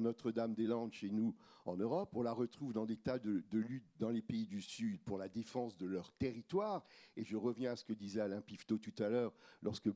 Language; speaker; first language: French; native; French